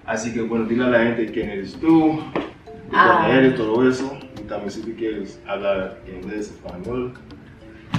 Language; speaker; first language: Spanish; non-native, learner; English